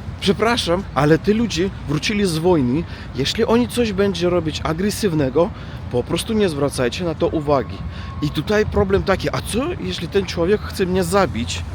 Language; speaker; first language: Polish; non-native, learner; Russian